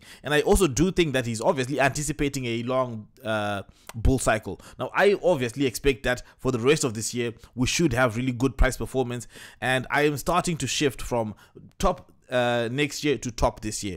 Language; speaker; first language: English; native; English